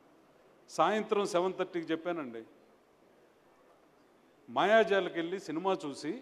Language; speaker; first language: Telugu; native; Telugu